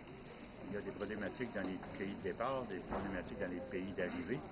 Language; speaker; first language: French; native; French